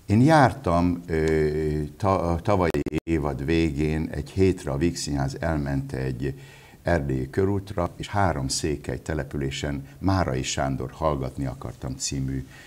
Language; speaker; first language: Hungarian; native; Hungarian